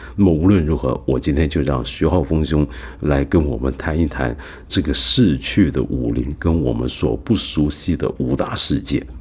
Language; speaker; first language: Chinese; non-native, local second language; Cantonese